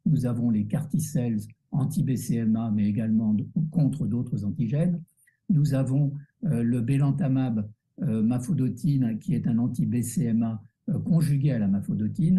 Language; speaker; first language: French; native; French